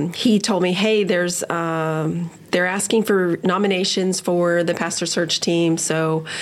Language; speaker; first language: English; early bilingual, other home language; Spanish